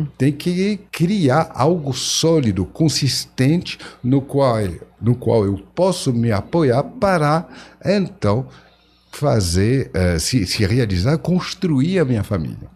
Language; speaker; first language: Portuguese; non-native, fluent; French